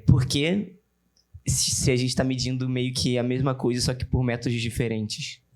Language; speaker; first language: Portuguese; native; Portuguese